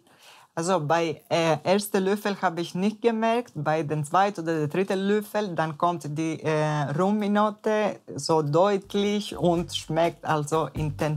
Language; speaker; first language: German; non-native, fluent; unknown